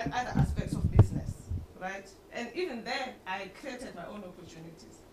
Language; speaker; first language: English; non-native, local second language; Xhosa